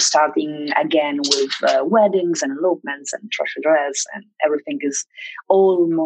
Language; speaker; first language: English; non-native, fluent; Italian